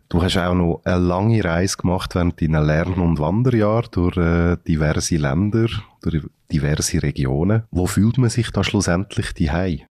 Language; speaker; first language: German; native; German